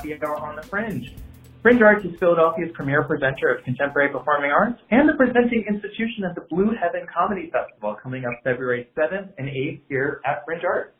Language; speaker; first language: English; native; English